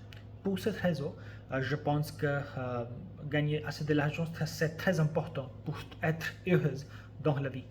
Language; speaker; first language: French; non-native, learner; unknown